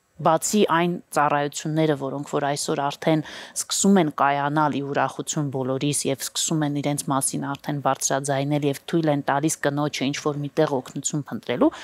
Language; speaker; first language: Armenian; native; Armenian